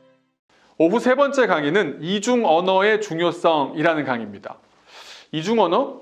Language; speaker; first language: Korean; native; Korean